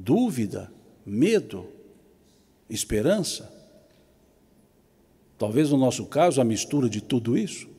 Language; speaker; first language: Portuguese; native; Portuguese